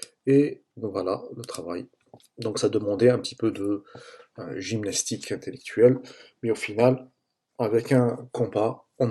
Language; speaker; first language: French; native; French